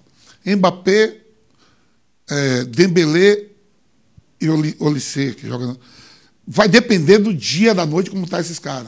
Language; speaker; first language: Portuguese; native; Portuguese